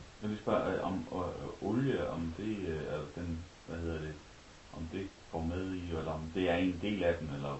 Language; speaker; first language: Danish; native; Danish